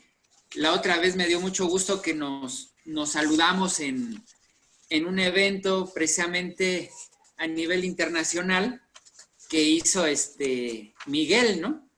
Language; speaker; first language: Spanish; native; Spanish